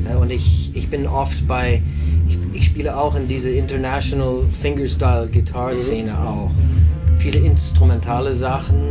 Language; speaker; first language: German; non-native, fluent; English